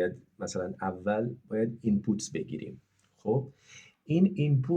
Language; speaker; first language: Persian; non-native, fluent; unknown